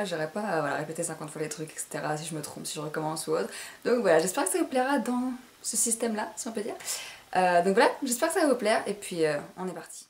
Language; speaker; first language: French; native; French